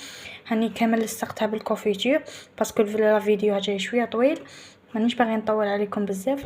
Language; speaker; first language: Arabic; native; Arabic